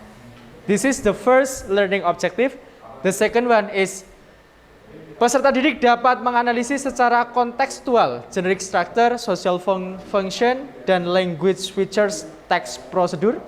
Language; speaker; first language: English; non-native, learner; Indonesian